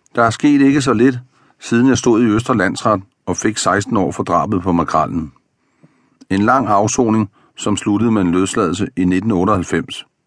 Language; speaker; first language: Danish; native; Danish